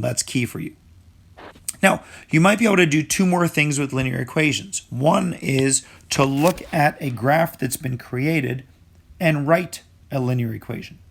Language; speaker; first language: English; native; English